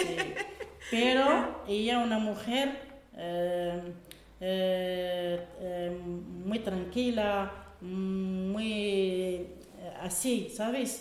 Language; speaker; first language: Spanish; non-native, learner; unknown